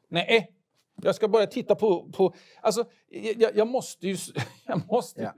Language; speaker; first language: Swedish; native; Swedish